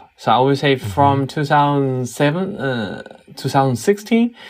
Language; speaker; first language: English; non-native, fluent; Chinese